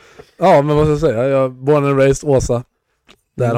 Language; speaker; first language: Swedish; native; Swedish